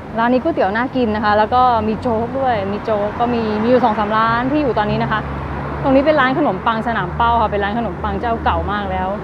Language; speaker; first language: Thai; native; Thai